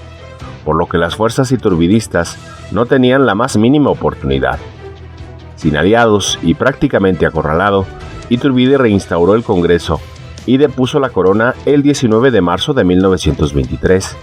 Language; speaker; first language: Spanish; native; Spanish